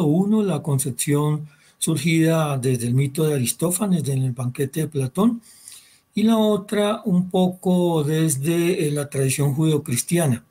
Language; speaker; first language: Spanish; native; Spanish